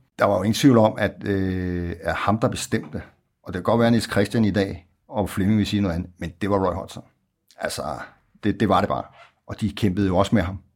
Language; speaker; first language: Danish; native; Danish